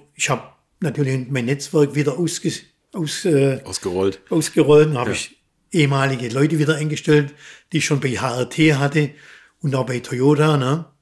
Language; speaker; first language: German; native; German